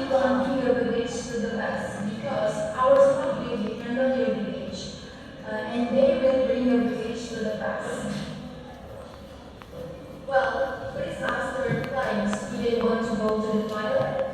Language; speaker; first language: English; non-native, learner; Indonesian